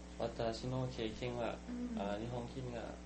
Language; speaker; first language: Japanese; non-native, learner; Thai